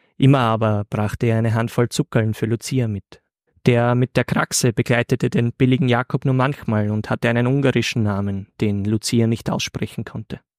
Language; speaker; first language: German; native; German